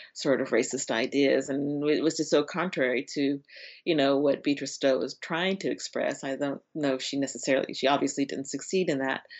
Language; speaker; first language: English; native; English